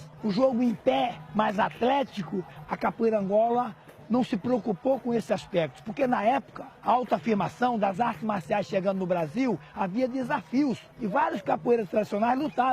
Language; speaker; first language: Portuguese; native; Portuguese